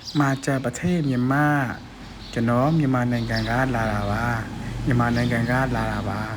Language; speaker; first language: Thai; non-native, fluent; Burmese